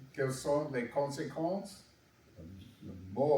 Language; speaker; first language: French; non-native, learner; English